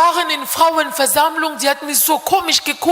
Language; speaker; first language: German; non-native, fluent; French